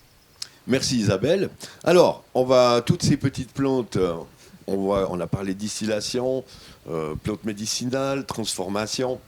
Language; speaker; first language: French; native; French